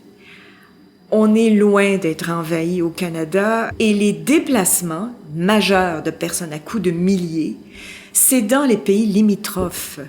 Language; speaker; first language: French; native; French